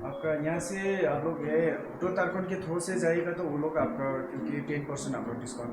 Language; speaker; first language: Hindi; non-native, local second language; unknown